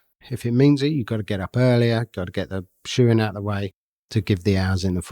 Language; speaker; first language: English; native; English